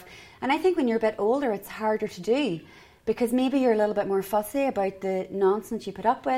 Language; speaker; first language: English; native; English